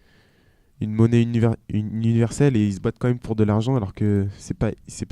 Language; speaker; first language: French; native; French